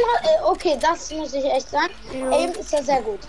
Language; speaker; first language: German; early bilingual, other home language; Macedonian